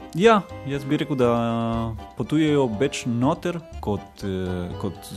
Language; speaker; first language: Slovenian; non-native, learner; Spanish